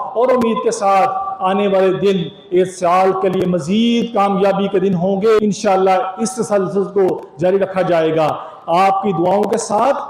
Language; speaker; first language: Urdu; native; Urdu